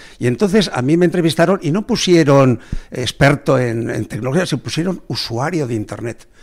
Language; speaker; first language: Spanish; native; Spanish